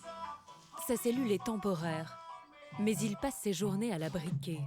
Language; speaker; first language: French; native; French